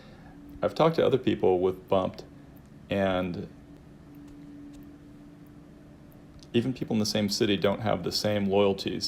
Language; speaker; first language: English; native; English